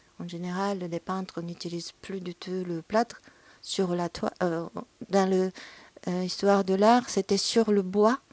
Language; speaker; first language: French; non-native, fluent; Japanese